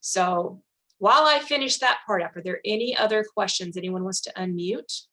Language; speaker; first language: English; native; English